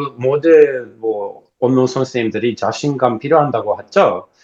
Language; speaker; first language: Korean; non-native, learner; English